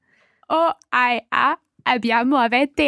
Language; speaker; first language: Italian; non-native, learner; English